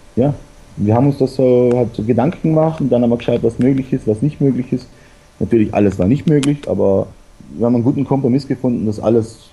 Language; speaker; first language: German; native; German